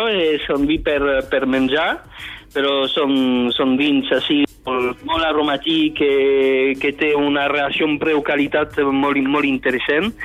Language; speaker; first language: Catalan; non-native, fluent; French